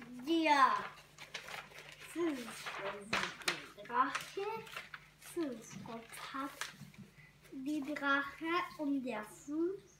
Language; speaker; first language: German; non-native, learner; Hungarian